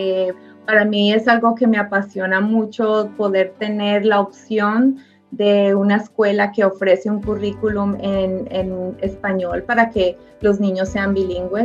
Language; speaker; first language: Spanish; early bilingual, other home language; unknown